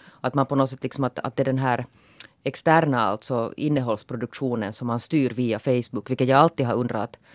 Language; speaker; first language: Swedish; native; Swedish